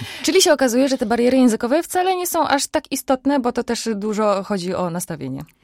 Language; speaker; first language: Polish; native; Polish